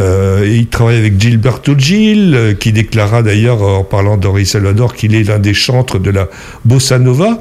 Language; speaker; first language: French; native; French